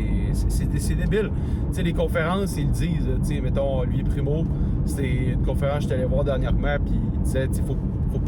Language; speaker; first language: French; native; French